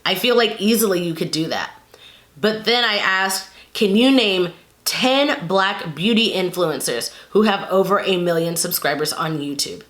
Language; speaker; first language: English; native; English